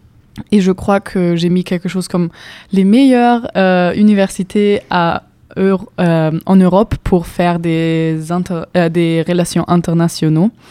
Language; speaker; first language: French; non-native, fluent; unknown